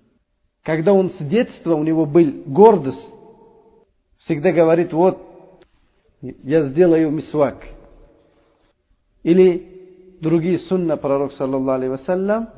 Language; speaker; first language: Russian; non-native, local second language; Uzbek